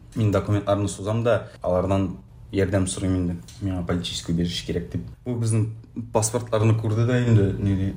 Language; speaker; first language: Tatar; native; Tatar